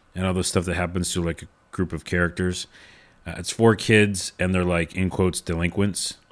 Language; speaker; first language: English; native; English